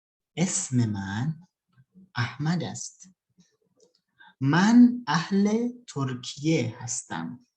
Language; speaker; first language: Persian; early bilingual, other home language; Indonesian